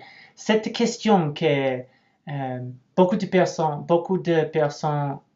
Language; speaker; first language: French; non-native, learner; English